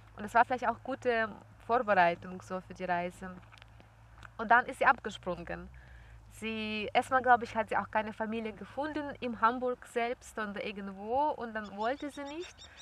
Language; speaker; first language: German; non-native, fluent; Russian